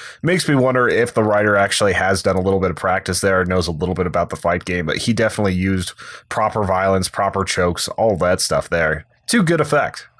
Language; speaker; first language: English; native; English